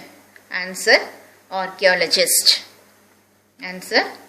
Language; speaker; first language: English; non-native, local second language; Tamil